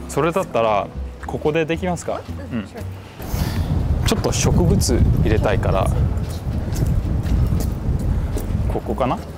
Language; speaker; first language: Japanese; early bilingual, heritage; English